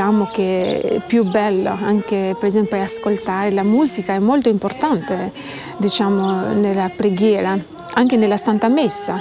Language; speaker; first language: Italian; non-native, fluent; Albanian